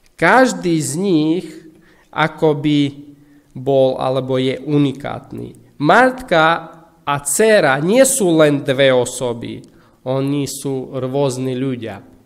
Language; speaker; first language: Slovak; non-native, fluent; Russian